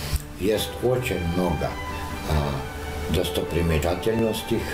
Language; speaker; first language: Russian; non-native, learner; Croatian